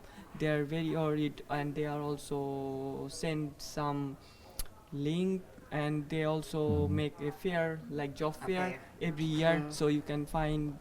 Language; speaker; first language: English; non-native, fluent; Bangla